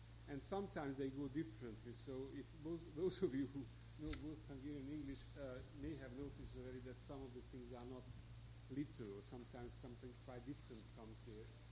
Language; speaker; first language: English; non-native, fluent; Hungarian